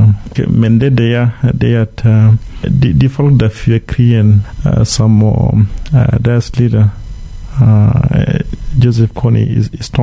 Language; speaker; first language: Danish; non-native, fluent; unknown